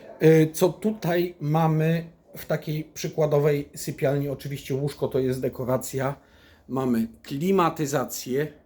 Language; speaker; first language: Polish; native; Polish